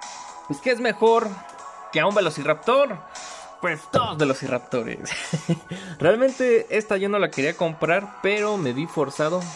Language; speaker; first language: Spanish; native; Spanish